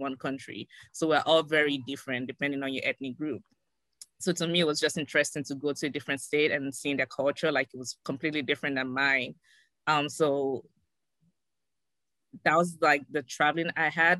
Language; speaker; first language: English; non-native, local second language; Yoruba